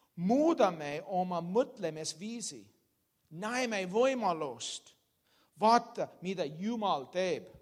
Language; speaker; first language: Estonian; non-native, learner; English